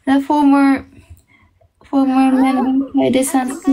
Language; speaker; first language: English; non-native, fluent; Japanese